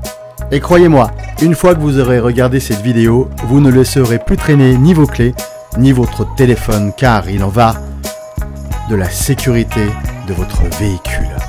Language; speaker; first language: French; native; French